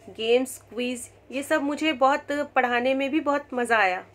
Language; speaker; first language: Hindi; native; Hindi